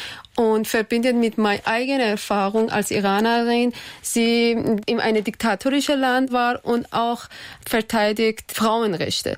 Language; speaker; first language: German; non-native, learner; Persian